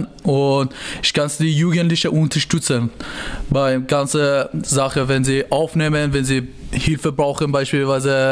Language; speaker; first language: German; non-native, learner; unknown